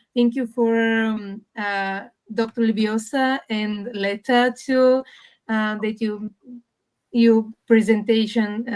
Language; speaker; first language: English; non-native, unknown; Bulgarian